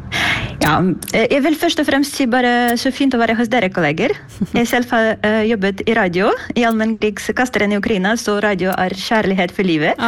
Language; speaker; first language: Norwegian; non-native, fluent; Ukrainian